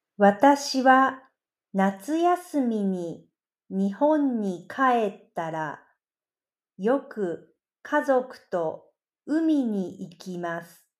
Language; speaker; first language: Japanese; native; Japanese